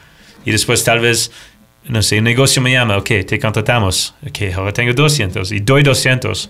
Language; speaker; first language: Spanish; non-native, fluent; English